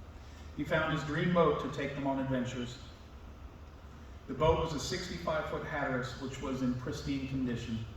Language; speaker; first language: English; native; English